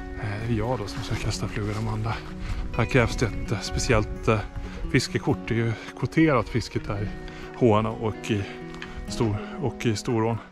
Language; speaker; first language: Swedish; native; Swedish